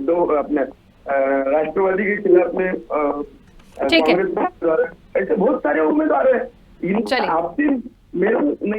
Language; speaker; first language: Hindi; non-native, local second language; Marathi